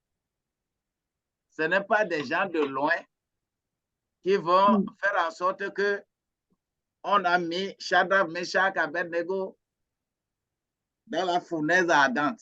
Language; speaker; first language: French; non-native, local second language; Ewe